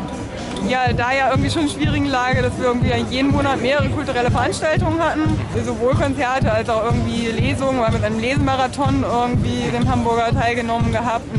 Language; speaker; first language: German; native; German